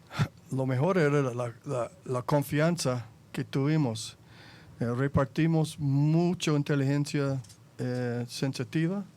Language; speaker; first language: Spanish; non-native, fluent; English